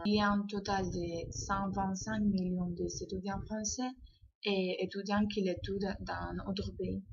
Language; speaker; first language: French; non-native, learner; Spanish